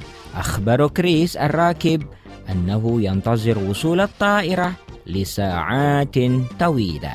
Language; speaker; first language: Arabic; non-native, fluent; Indonesian